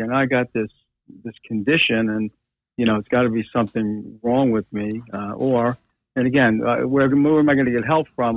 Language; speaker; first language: English; native; English